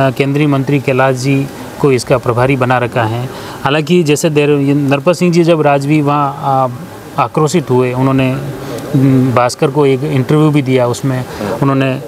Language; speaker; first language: Hindi; native; Hindi